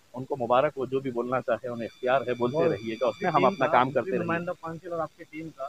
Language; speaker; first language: Hindi; non-native, local second language; Urdu